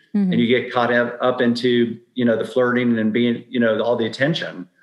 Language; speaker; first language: English; native; English